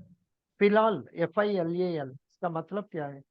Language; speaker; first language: Hindi; non-native, local second language; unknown